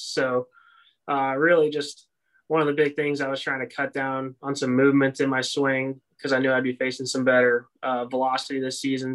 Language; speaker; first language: English; native; English